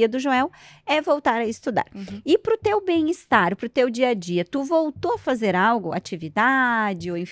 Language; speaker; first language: Portuguese; native; Portuguese